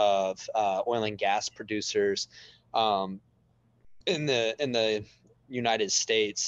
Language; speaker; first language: English; native; English